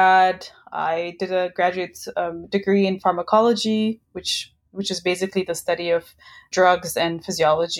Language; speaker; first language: English; non-native, fluent; Amharic